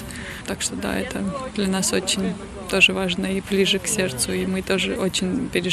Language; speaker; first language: Russian; non-native, fluent; Georgian